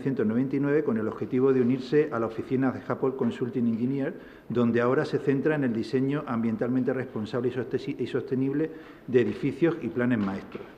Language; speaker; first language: Spanish; native; Spanish